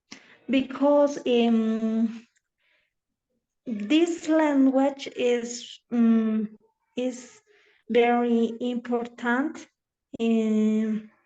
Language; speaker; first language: English; non-native, learner; Spanish